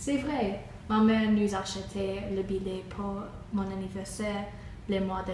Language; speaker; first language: French; non-native, learner; English